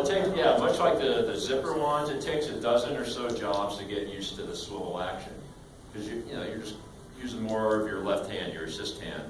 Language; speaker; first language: English; native; English